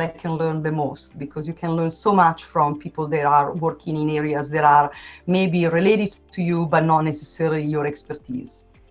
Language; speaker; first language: English; non-native, fluent; Italian